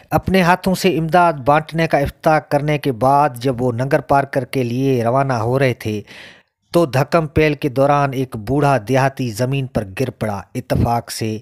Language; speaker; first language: Urdu; non-native, local second language; Sindhi